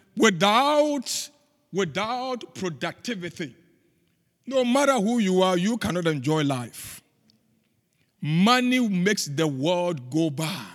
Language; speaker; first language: English; non-native, local second language; Akan